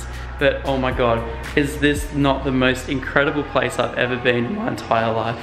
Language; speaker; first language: English; native; English